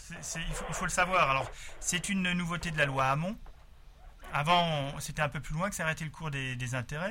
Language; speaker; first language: French; native; French